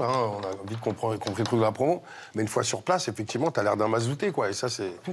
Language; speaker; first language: French; native; French